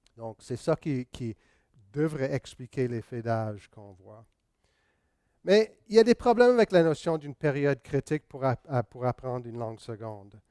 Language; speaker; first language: French; non-native, local second language; English